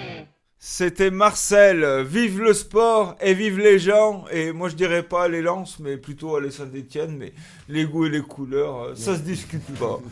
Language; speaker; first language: French; native; French